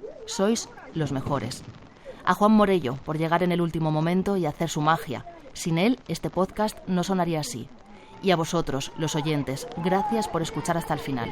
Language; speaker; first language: Spanish; native; Spanish